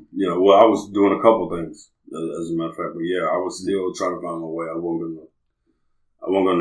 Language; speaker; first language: English; native; English